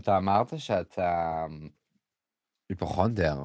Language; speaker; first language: Hebrew; native; Hebrew